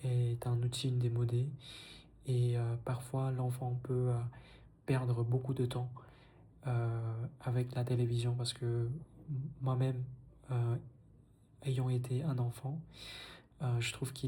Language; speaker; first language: French; non-native, fluent; Vietnamese